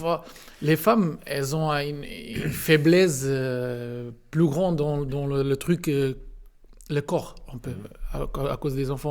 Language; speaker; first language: French; non-native, learner; Portuguese